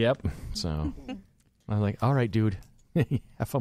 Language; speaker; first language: English; native; English